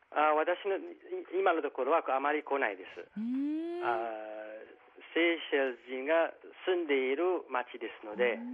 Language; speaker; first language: Japanese; non-native, fluent; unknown